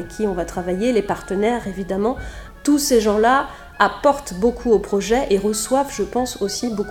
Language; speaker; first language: French; native; French